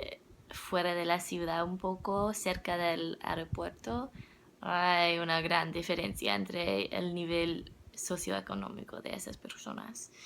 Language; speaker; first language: Spanish; non-native, learner; English